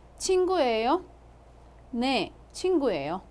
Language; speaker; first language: Korean; non-native, fluent; Arabic